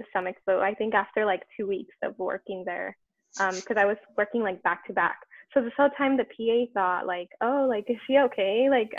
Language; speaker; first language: English; native; English